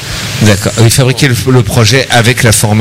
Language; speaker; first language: French; native; French